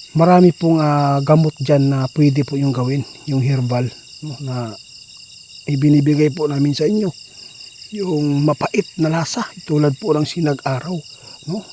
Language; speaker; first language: Filipino; non-native, local second language; Cebuano